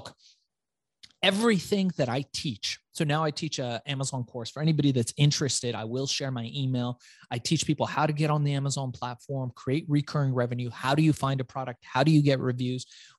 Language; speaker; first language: English; early bilingual, other home language; Persian